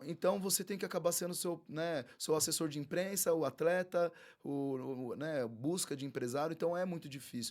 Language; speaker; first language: Portuguese; native; Portuguese